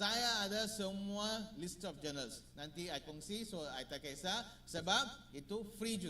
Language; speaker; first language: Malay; non-native, learner; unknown